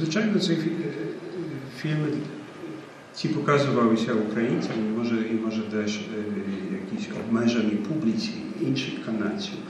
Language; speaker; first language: Ukrainian; early bilingual, heritage; Ukrainian